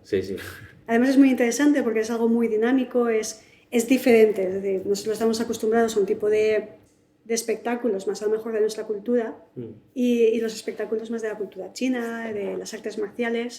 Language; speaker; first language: Spanish; native; Spanish